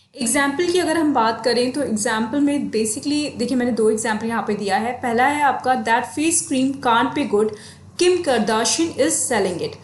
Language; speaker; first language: Hindi; native; Hindi